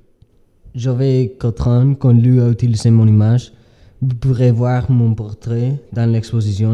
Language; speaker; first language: French; non-native, learner; Spanish